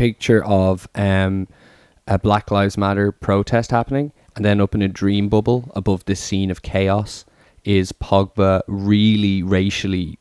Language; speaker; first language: English; native; English